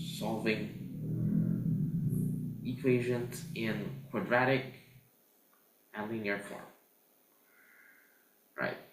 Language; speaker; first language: English; non-native, fluent; Indonesian